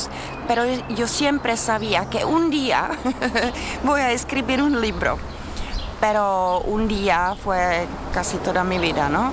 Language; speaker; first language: Spanish; non-native, learner; Czech